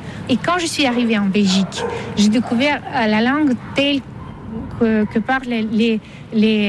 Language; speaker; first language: French; non-native, fluent; Russian